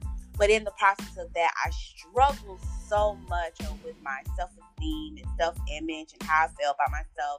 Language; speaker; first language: English; native; English